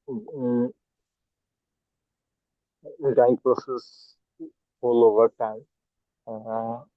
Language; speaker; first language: English; non-native, learner; Bangla